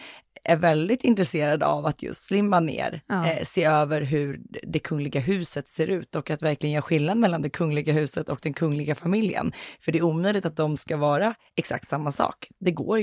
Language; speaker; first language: Swedish; native; Swedish